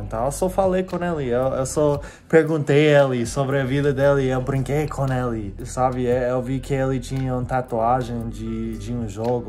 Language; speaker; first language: Portuguese; non-native, fluent; English